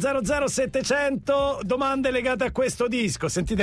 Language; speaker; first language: Italian; native; Italian